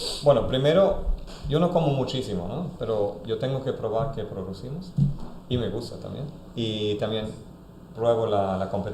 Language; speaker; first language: Spanish; non-native, fluent; German